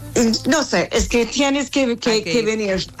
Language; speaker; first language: Spanish; non-native, fluent; English